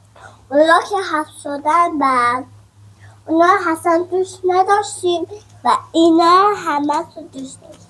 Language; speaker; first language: Persian; non-native, learner; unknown